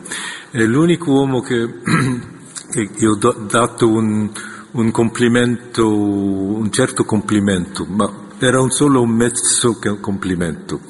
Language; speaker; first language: Italian; non-native, fluent; Korean